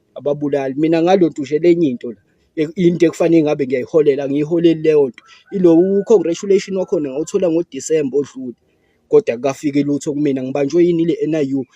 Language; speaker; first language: Zulu; native; Zulu